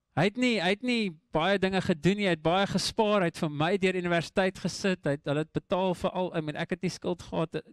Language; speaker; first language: Afrikaans; non-native, local second language; English